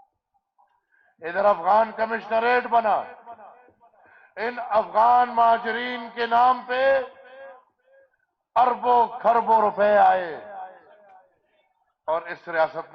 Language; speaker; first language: Urdu; non-native, local second language; Pashto